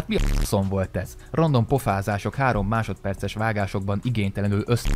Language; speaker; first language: Hungarian; native; Hungarian